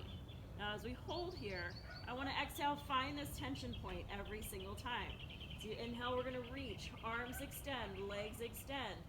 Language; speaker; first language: English; native; English